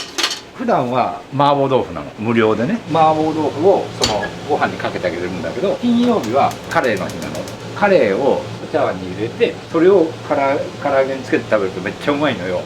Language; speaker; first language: Japanese; native; Japanese